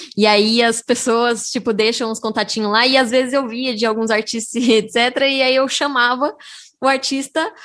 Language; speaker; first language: Portuguese; native; Portuguese